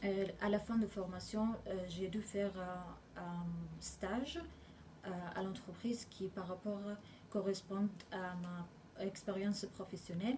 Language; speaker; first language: French; non-native, learner; Arabic